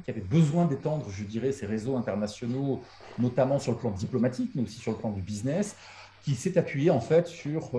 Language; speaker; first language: French; native; French